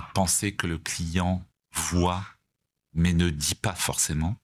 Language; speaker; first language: French; native; French